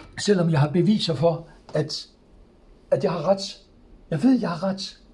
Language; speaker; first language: Danish; native; Danish